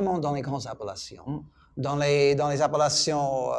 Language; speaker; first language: French; non-native, fluent; English